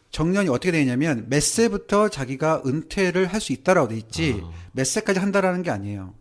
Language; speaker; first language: Korean; native; Korean